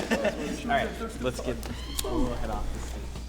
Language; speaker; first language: English; native; English